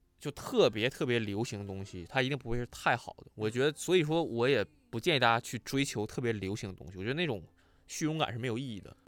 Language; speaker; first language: Chinese; non-native, local second language; Cantonese